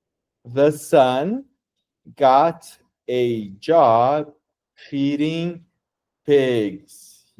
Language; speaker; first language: English; non-native, fluent; Portuguese